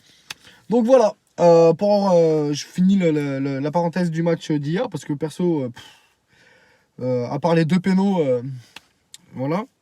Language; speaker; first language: French; native; French